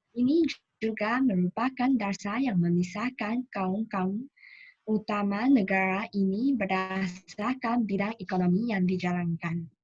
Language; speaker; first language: Malay; non-native, local second language; Chinese